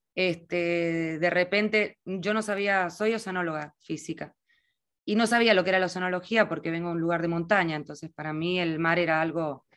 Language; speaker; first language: Spanish; native; Spanish